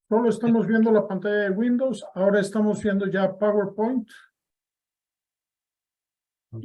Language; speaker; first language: Spanish; native; Spanish